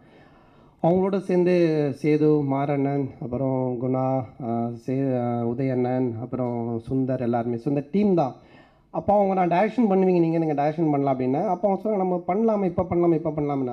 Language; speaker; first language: Tamil; native; Tamil